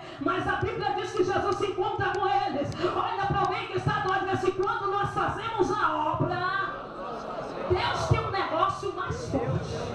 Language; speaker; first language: Portuguese; native; Portuguese